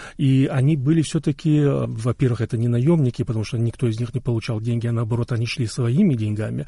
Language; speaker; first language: Russian; non-native, local second language; Chechen